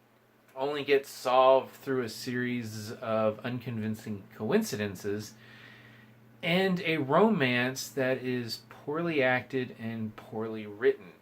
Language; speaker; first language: English; native; English